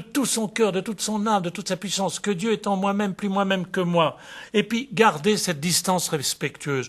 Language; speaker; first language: French; native; French